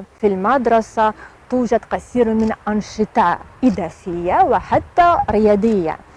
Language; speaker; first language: Arabic; non-native, fluent; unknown